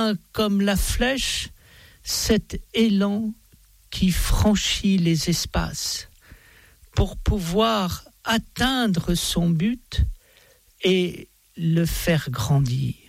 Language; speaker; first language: French; native; French